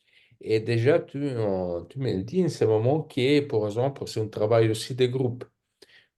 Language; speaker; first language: French; non-native, fluent; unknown